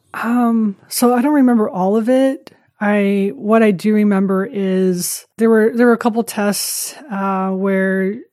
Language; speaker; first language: English; early bilingual, other home language; Chinese